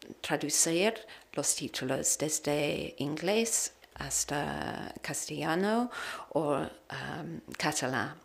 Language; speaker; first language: Spanish; non-native, learner; English